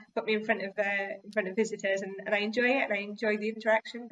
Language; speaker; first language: English; native; English